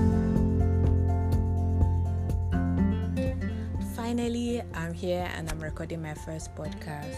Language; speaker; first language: English; non-native, local second language; Hausa